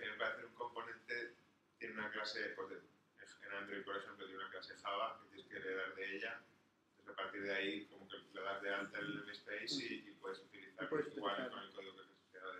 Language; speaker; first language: Spanish; native; Spanish